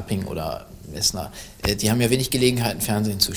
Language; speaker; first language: German; native; German